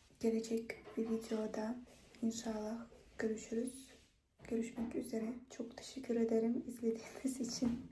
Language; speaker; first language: Turkish; non-native, fluent; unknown